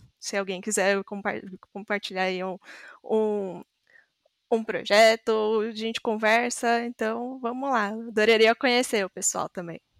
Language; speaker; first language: Portuguese; native; Portuguese